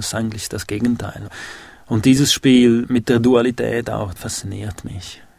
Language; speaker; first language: German; non-native, local second language; Romansh